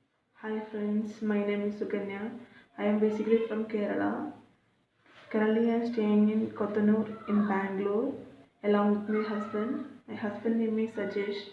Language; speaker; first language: English; non-native, learner; Malayalam